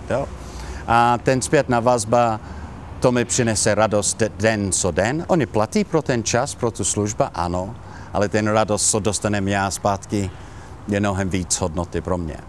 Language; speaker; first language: Czech; non-native, learner; Italian